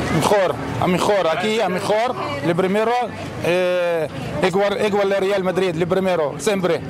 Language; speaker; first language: Spanish; non-native, learner; Arabic